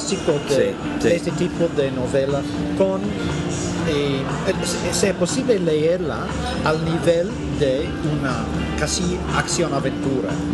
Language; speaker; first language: Spanish; non-native, fluent; English